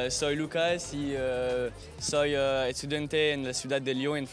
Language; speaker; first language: Spanish; non-native, learner; French